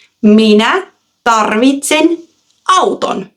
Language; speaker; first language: Finnish; non-native, fluent; Russian